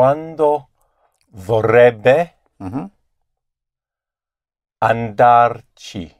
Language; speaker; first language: Italian; non-native, learner; English